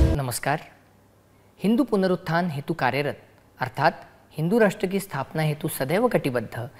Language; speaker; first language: Hindi; non-native, local second language; Marathi